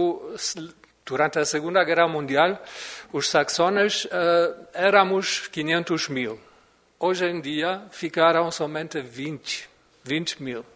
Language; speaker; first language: Portuguese; non-native, fluent; German